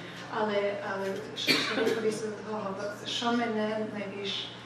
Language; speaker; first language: Ukrainian; early bilingual, heritage; Ukrainian